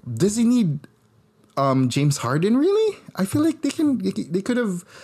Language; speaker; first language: English; non-native, local second language; Filipino